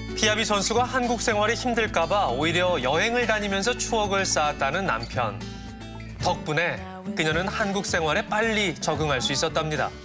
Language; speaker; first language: Korean; native; Korean